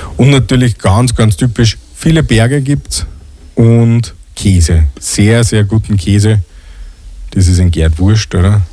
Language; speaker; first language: German; native; German